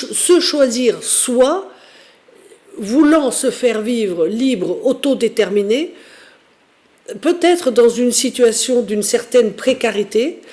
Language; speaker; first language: French; native; French